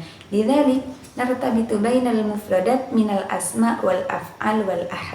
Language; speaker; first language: Arabic; non-native, learner; Indonesian